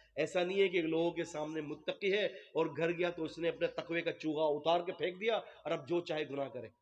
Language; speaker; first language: Urdu; non-native, local second language; Memoni